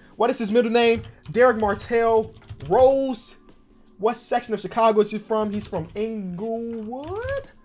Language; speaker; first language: English; native; English